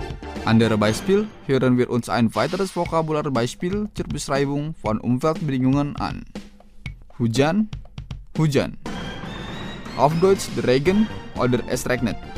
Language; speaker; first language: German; non-native, fluent; Indonesian